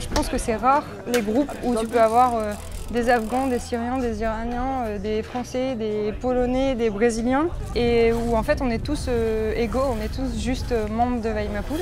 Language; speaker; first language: French; native; French